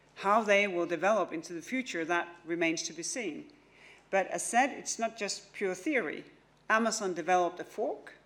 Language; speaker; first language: English; non-native, fluent; Danish